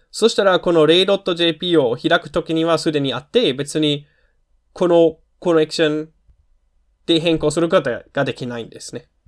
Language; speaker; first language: Japanese; non-native, fluent; German